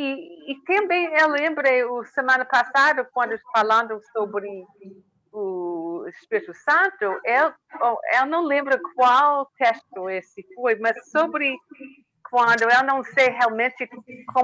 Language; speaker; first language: Portuguese; non-native, learner; English